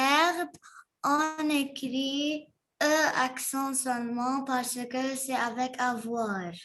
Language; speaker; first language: French; non-native, learner; Arabic